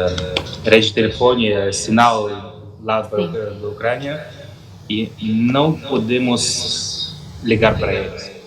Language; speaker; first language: Portuguese; non-native, fluent; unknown